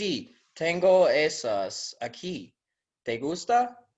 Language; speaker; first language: Spanish; non-native, learner; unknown